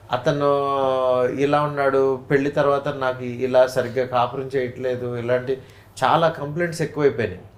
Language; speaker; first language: Telugu; native; Telugu